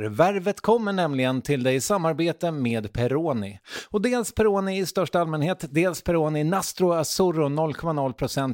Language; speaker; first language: Swedish; native; Swedish